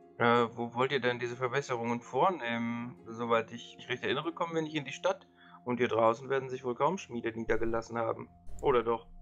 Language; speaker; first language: German; native; German